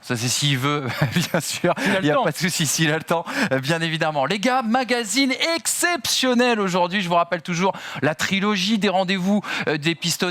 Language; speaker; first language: French; native; French